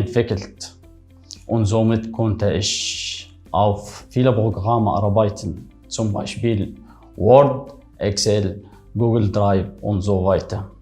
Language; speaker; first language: German; non-native, learner; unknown